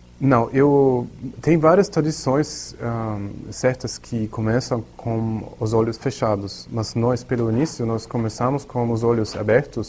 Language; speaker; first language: Portuguese; non-native, learner; German